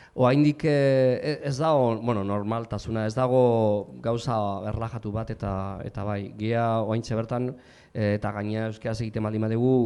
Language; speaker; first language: Basque; non-native, local second language; Spanish